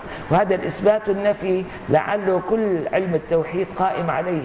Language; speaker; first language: Arabic; native; Arabic